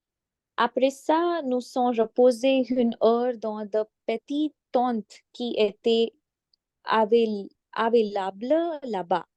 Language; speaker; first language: French; non-native, learner; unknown